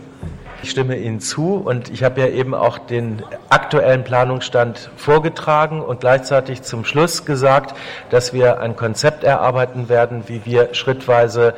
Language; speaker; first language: German; native; German